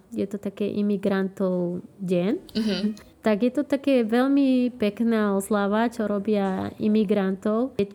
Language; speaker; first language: Slovak; non-native, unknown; Spanish